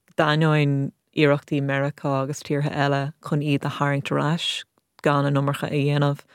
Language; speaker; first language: Irish; non-native, local second language; English